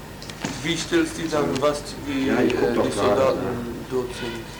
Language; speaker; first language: German; non-native, learner; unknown